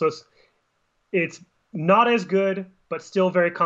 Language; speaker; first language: English; native; English